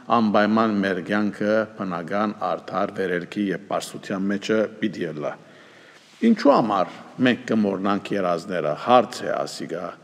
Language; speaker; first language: Armenian; native; Armenian